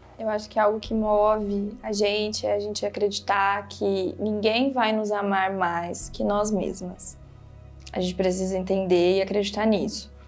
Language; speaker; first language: Portuguese; native; Portuguese